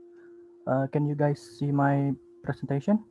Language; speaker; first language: English; non-native, learner; Indonesian